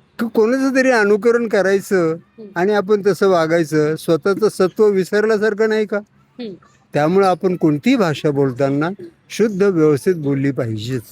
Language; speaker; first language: Marathi; native; Marathi